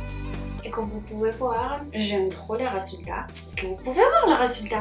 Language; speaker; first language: French; non-native, fluent; Spanish